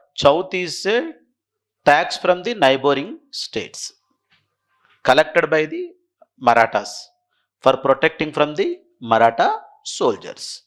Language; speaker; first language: English; non-native, local second language; Telugu